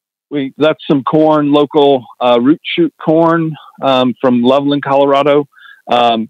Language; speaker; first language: English; native; English